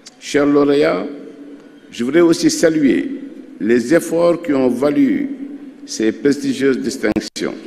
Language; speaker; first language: French; non-native, local second language; Wolof